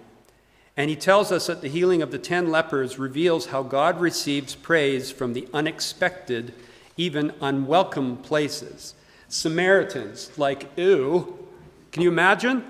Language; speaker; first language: English; native; English